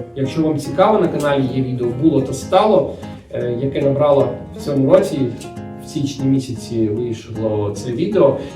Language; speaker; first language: Ukrainian; non-native, local second language; Russian